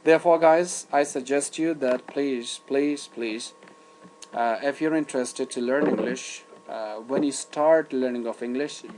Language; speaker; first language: English; non-native, fluent; Persian